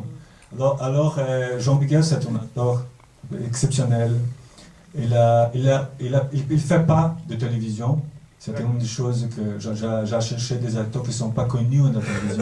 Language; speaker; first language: French; non-native, fluent; Portuguese